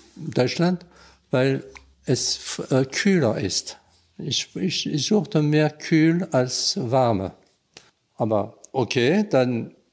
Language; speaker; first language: German; non-native, local second language; French